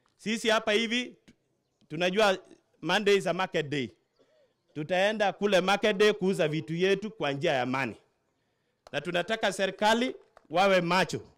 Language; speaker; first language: Swahili; non-native, local second language; Kalenjin